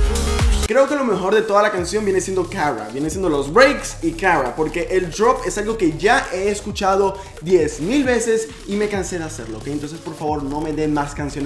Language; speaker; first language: Spanish; native; Spanish